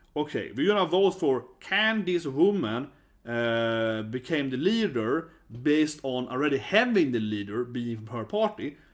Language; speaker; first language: English; non-native, fluent; Swedish